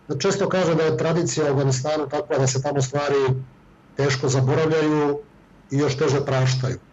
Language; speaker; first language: Serbian; native; Serbian